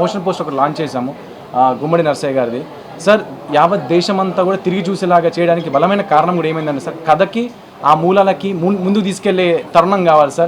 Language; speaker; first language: Telugu; native; Telugu